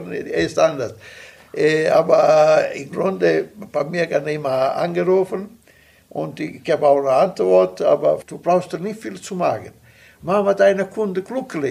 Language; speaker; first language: German; non-native, local second language; Italian